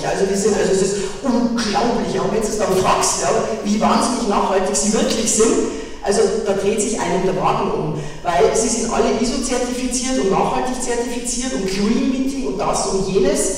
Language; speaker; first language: German; native; German